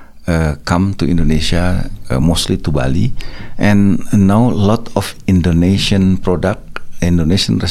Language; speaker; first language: English; non-native, learner; Indonesian